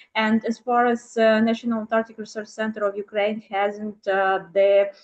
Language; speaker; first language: English; non-native, fluent; Ukrainian